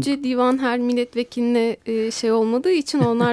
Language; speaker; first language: Turkish; native; Turkish